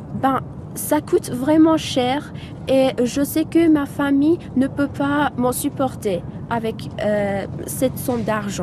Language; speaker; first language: French; non-native, fluent; Persian